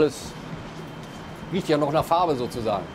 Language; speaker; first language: German; native; German